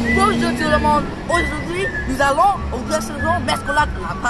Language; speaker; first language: French; non-native, learner; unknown